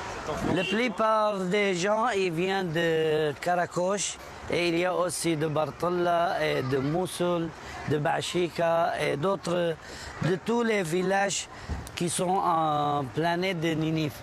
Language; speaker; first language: French; non-native, fluent; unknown